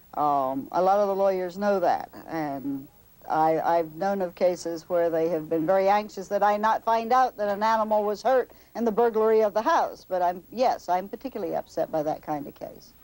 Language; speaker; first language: English; native; English